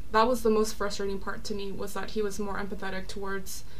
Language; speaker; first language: English; non-native, fluent; Korean